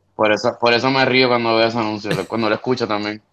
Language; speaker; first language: Spanish; native; Spanish